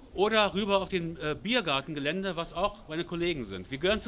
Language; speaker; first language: German; native; German